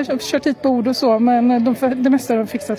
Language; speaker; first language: Swedish; native; Swedish